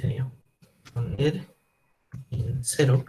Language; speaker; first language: Spanish; native; Spanish